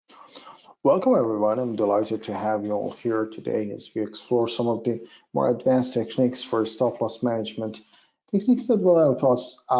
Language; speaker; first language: English; non-native, fluent; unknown